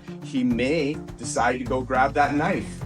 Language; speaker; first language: English; native; English